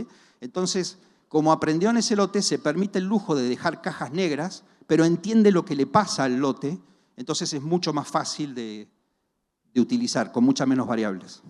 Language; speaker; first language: Spanish; native; Spanish